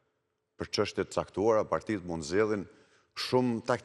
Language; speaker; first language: Albanian; native; Albanian